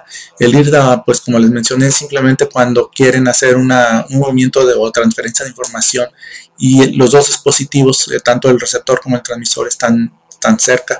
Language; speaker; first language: Spanish; native; Spanish